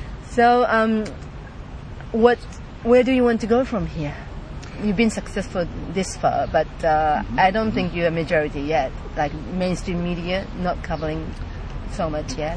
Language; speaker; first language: English; non-native, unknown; Japanese